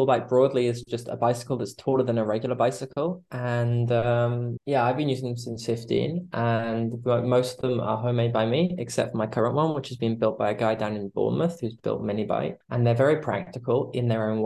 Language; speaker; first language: English; native; English